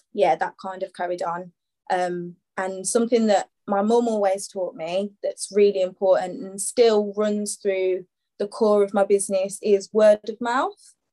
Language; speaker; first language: English; native; English